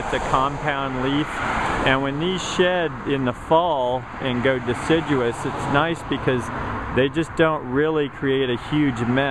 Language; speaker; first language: English; native; English